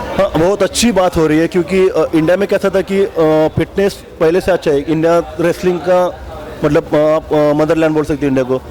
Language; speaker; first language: Hindi; non-native, local second language; Marathi